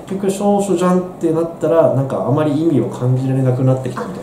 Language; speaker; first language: Japanese; native; Japanese